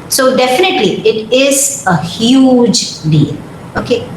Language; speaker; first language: English; non-native, local second language; Malayalam